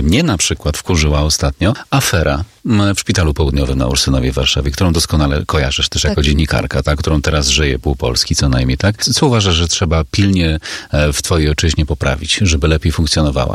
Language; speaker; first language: Polish; native; Polish